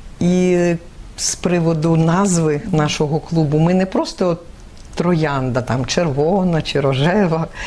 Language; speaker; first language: Ukrainian; native; Ukrainian